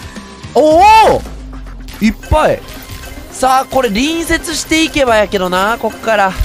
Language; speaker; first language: Japanese; native; Japanese